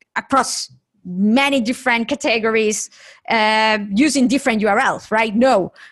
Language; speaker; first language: English; non-native, fluent; Spanish